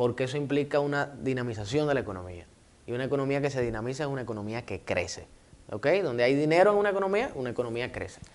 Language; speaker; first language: Spanish; native; Spanish